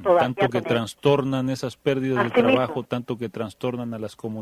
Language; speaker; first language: Spanish; native; Spanish